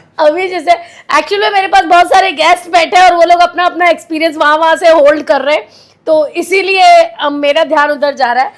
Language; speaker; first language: Hindi; native; Hindi